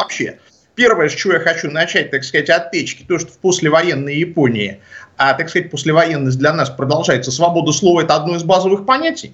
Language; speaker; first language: Russian; native; Russian